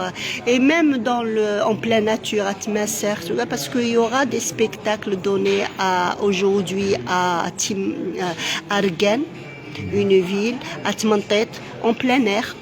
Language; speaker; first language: French; non-native, local second language; Arabic